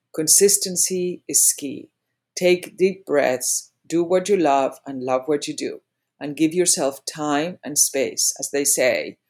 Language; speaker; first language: English; non-native, fluent; Spanish